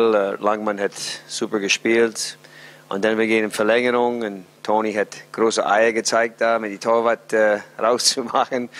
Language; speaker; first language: German; non-native, fluent; English